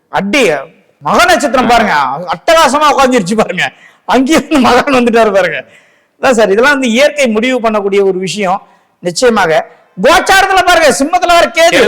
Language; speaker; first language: Tamil; native; Tamil